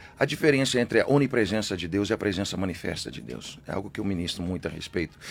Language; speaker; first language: Portuguese; early bilingual, other home language; English